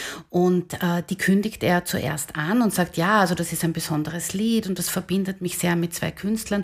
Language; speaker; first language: German; native; German